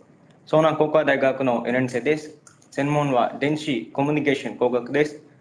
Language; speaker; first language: Japanese; non-native, learner; Tamil